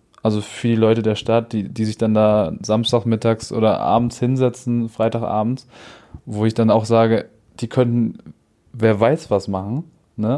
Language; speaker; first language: German; native; German